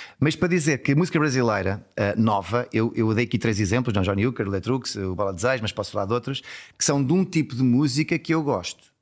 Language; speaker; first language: Portuguese; early bilingual, heritage; Portuguese